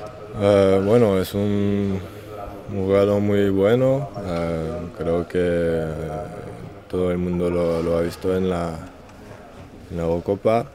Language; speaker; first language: Spanish; non-native, fluent; French